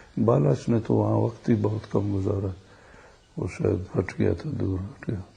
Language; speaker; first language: Urdu; non-native, local second language; Baluchi